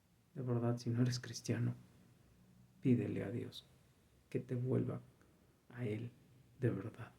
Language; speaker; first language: Spanish; native; Spanish